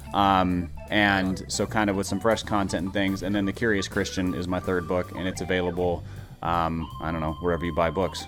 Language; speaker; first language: English; native; English